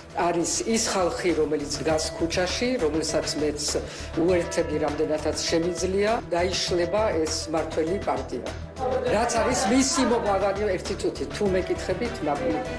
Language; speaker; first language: Georgian; early bilingual, heritage; Georgian